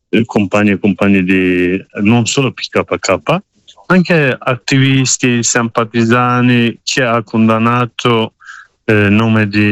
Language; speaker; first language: Italian; non-native, learner; Kurdish